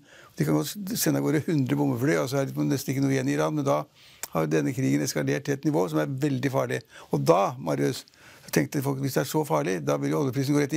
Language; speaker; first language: Norwegian; native; Norwegian